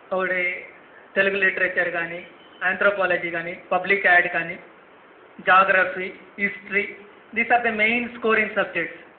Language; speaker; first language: Telugu; non-native, local second language; Kannada